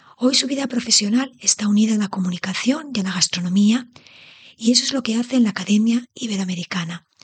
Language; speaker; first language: Spanish; native; Spanish